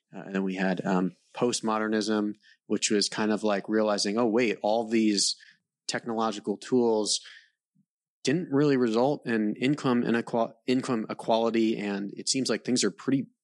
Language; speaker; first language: English; native; English